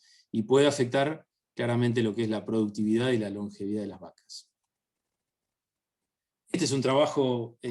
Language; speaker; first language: Spanish; native; Spanish